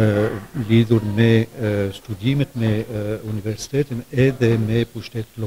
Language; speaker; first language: Albanian; non-native, fluent; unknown